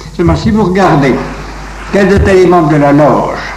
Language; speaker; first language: French; native; French